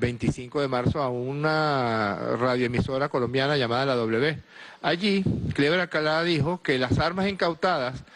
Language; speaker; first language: Spanish; native; Spanish